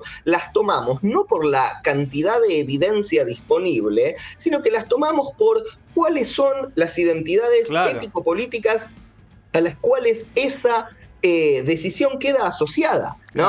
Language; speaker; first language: Spanish; native; Spanish